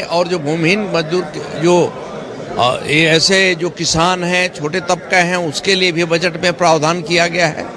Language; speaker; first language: Hindi; native; Hindi